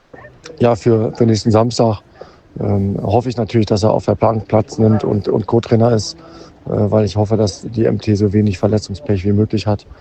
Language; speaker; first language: German; native; German